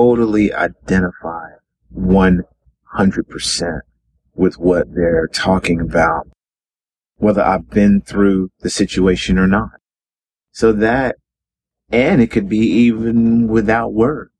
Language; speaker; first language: English; native; English